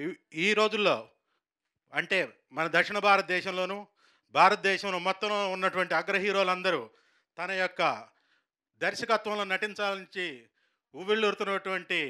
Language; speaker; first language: Telugu; native; Telugu